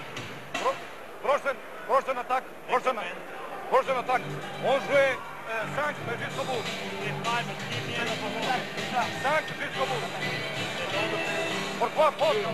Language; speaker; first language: French; non-native, learner; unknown